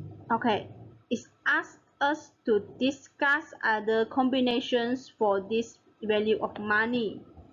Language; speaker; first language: English; non-native, local second language; Malay